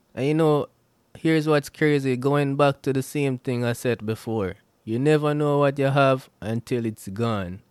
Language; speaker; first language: English; non-native, local second language; Jamaican Creole English